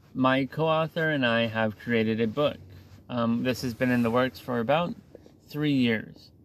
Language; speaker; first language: English; native; English